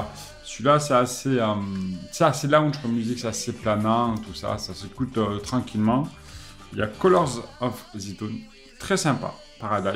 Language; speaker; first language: French; native; French